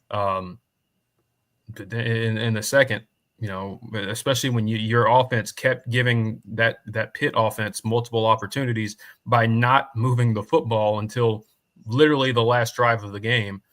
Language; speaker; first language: English; native; English